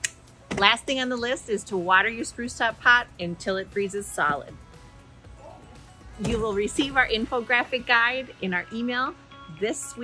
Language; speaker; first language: English; native; English